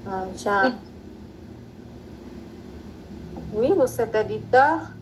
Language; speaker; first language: French; non-native, fluent; Spanish